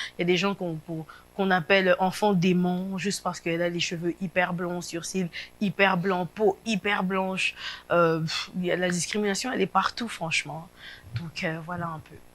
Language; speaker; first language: French; non-native, local second language; Lingala